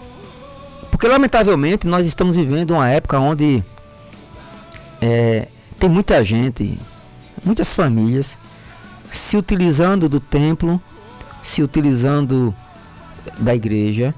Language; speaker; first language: Portuguese; native; Portuguese